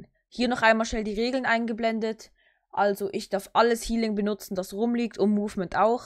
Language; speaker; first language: German; native; German